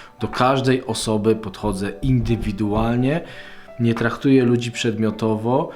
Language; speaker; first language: Polish; native; Polish